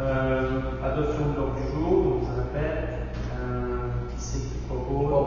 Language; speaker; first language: French; native; French